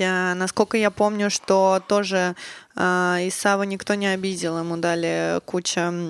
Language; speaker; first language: Russian; native; Russian